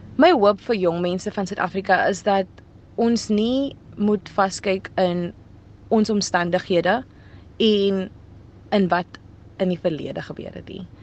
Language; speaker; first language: Afrikaans; native; Afrikaans